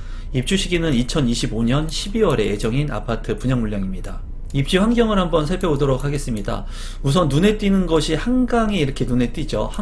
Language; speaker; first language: Korean; native; Korean